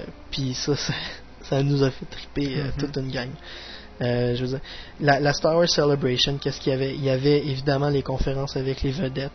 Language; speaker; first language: French; native; French